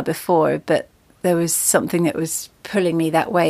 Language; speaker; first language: English; native; English